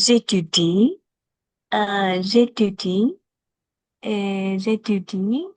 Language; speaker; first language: French; non-native, learner; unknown